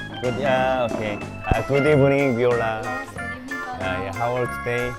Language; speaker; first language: English; non-native, learner; Korean